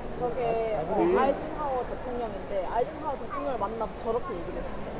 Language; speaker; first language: Korean; native; Korean